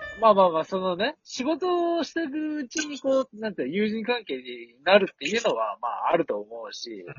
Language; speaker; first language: Japanese; native; Japanese